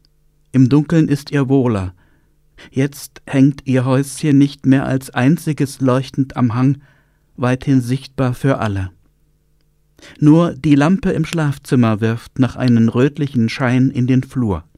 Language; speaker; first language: German; native; German